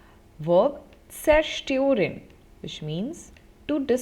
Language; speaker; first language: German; non-native, fluent; Hindi